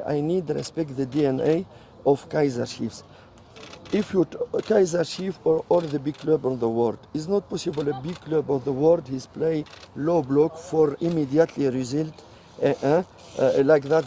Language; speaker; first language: English; non-native, learner; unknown